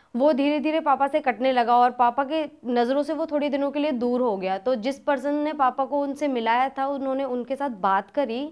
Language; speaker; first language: Hindi; native; Hindi